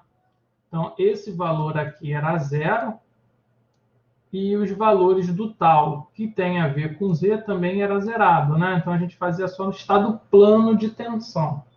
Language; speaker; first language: Portuguese; native; Portuguese